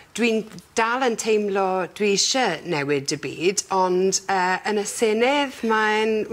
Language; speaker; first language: Welsh; non-native, learner; English